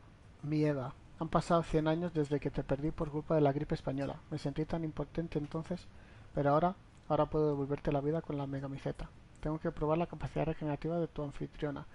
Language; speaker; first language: Spanish; native; Spanish